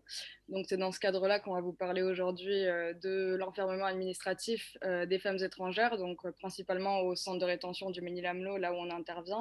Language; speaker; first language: French; native; French